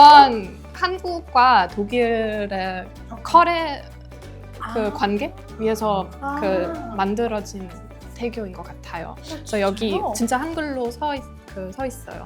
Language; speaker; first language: Korean; non-native, learner; German